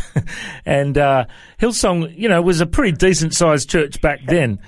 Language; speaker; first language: English; native; English